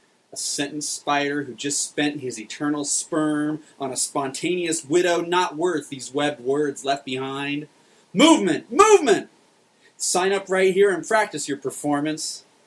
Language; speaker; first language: English; native; English